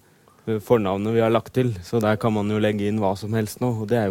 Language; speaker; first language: Norwegian; native; Norwegian